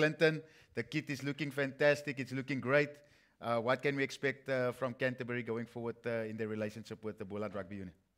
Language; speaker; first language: English; non-native, local second language; Afrikaans